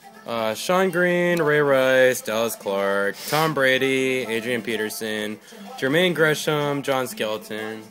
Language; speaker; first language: English; native; English